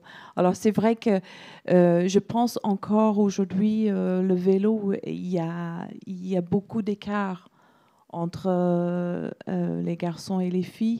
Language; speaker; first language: French; non-native, fluent; English